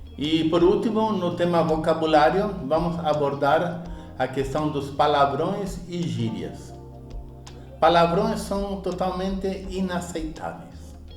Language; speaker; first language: Portuguese; early bilingual, other home language; Spanish